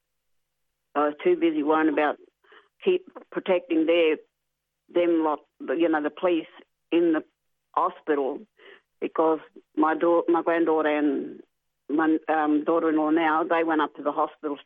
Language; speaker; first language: English; native; English